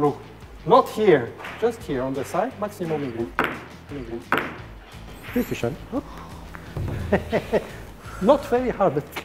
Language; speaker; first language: English; non-native, learner; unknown